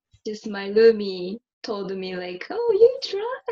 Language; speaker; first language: English; non-native, learner; Japanese